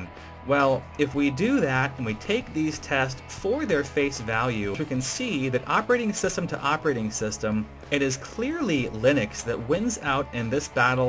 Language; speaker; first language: English; native; English